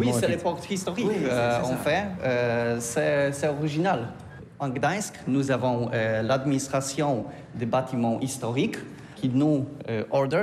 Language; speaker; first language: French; non-native, learner; Polish